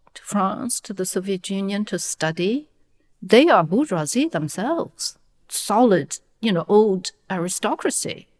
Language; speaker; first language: English; non-native, fluent; Chinese